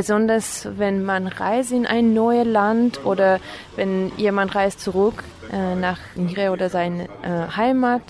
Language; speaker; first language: German; non-native, fluent; Armenian